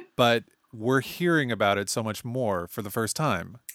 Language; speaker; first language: English; native; English